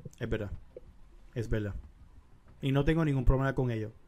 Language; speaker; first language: Spanish; native; Spanish